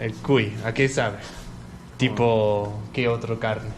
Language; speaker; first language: Spanish; non-native, learner; English